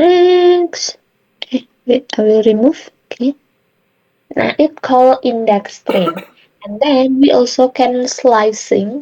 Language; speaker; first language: English; non-native, learner; Indonesian